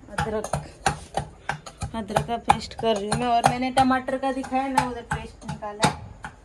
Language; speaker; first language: Hindi; non-native, local second language; Marathi